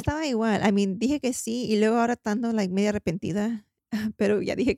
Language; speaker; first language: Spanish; early bilingual, heritage; Spanish